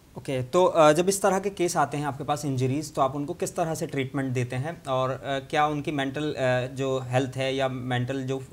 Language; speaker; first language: Hindi; non-native, local second language; Urdu